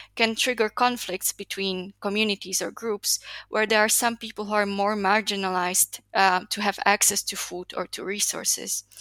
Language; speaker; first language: English; non-native, fluent; Slovak